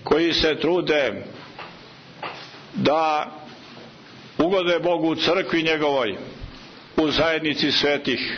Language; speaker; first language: Croatian; native; Croatian